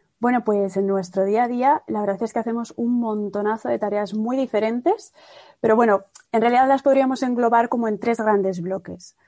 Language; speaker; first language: Spanish; native; Spanish